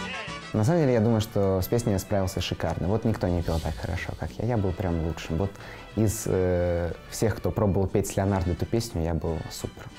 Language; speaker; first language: Russian; native; Russian